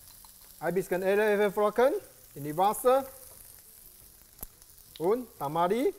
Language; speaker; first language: German; non-native, learner; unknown